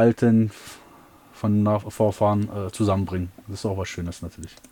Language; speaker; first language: German; early bilingual, other home language; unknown